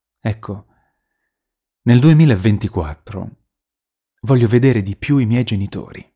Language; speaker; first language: Italian; native; Italian